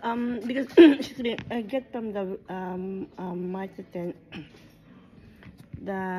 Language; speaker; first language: English; non-native, learner; Filipino